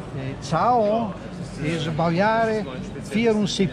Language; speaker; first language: German; non-native, learner; Italian